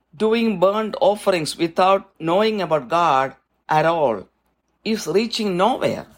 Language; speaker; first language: English; non-native, local second language; Malayalam